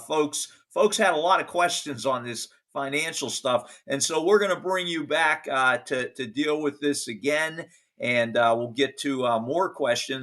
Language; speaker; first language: English; native; English